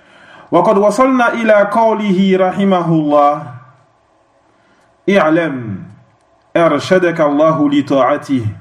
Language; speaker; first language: Arabic; non-native, fluent; French